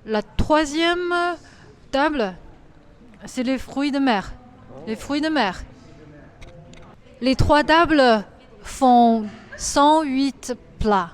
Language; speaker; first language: French; non-native, fluent; Chinese